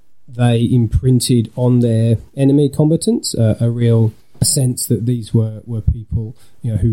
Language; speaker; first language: English; native; English